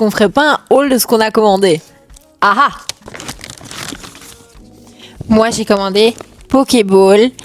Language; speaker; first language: French; native; French